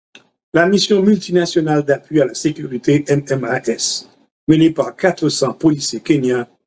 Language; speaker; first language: French; non-native, local second language; Haitian Creole